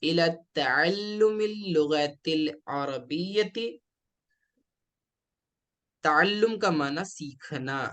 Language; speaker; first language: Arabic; non-native, fluent; Urdu